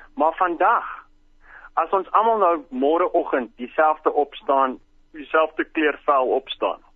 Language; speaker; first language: Afrikaans; non-native, local second language; English